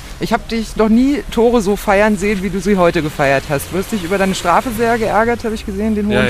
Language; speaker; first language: German; native; German